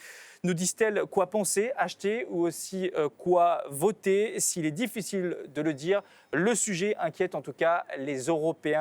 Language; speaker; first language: French; native; French